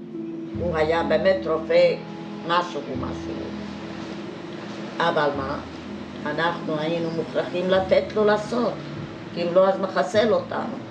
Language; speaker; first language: Hebrew; non-native, fluent; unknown